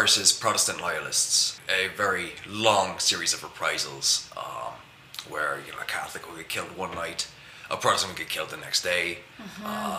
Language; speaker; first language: English; native; English